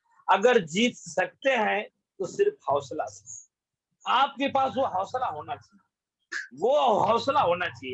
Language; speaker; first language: Hindi; native; Hindi